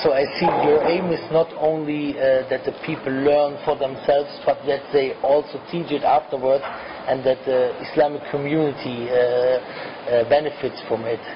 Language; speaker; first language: English; non-native, fluent; German